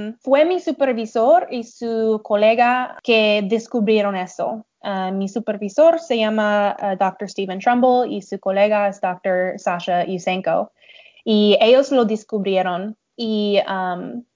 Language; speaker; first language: Spanish; non-native, learner; English